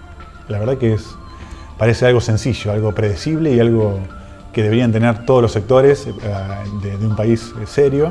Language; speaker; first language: Spanish; native; Spanish